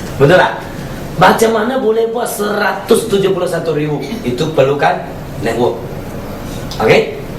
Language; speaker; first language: Malay; non-native, local second language; Chinese